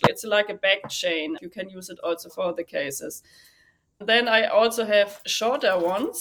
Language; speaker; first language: English; non-native, fluent; German